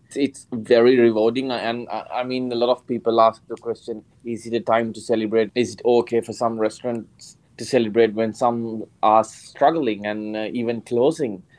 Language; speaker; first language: English; non-native, local second language; Sinhala